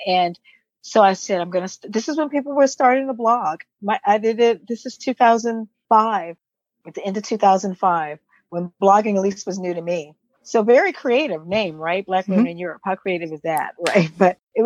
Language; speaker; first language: English; native; English